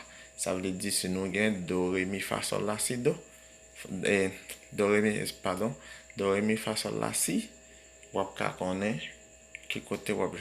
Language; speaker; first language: French; non-native, learner; Haitian Creole